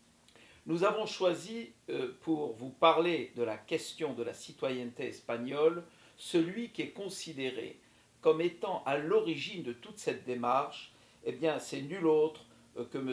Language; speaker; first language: French; native; French